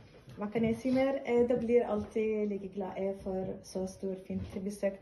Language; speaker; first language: Norwegian; non-native, fluent; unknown